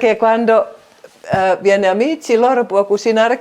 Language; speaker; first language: Italian; non-native, learner; Finnish